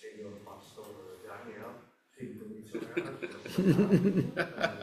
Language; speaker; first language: Dutch; non-native, fluent; Indonesian